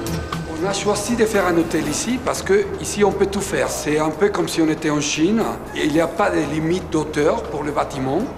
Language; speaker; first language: French; non-native, fluent; Spanish